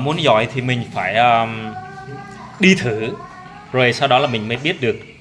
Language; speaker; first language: Vietnamese; non-native, local second language; Jarai